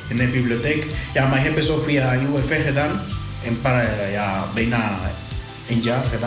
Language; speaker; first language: Dutch; non-native, learner; Spanish